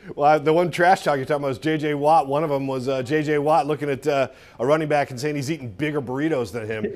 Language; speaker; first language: English; native; English